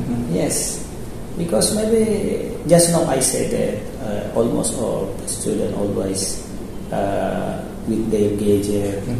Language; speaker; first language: English; non-native, local second language; Indonesian